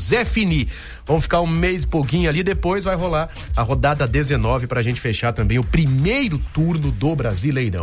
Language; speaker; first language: Portuguese; native; Portuguese